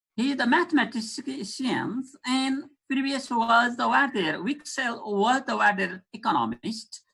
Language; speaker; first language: English; non-native, local second language; Nepali